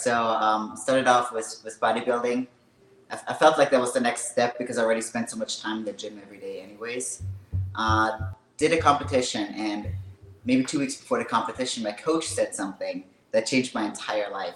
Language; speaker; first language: English; non-native, fluent; German